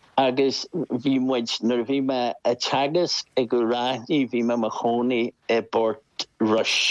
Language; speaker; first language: Irish; non-native, local second language; English